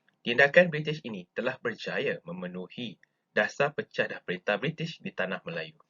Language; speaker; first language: Malay; native; Malay